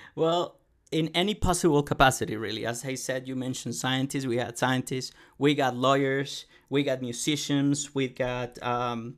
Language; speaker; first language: English; native; English